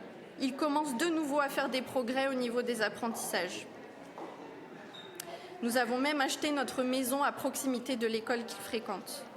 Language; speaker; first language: French; native; French